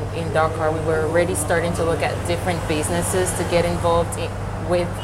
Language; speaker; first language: English; non-native, local second language; Yoruba